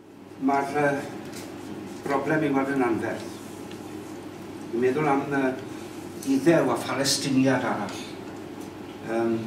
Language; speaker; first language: Welsh; native; Welsh